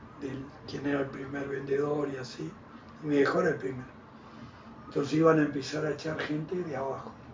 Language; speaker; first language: Spanish; native; Spanish